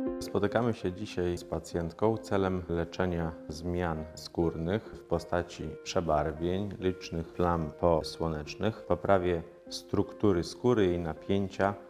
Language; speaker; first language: Polish; native; Polish